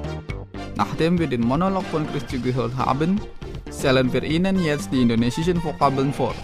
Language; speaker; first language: German; non-native, fluent; Indonesian